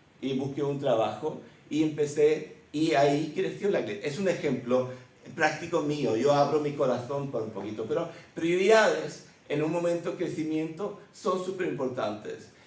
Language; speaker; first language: Spanish; early bilingual, other home language; Swedish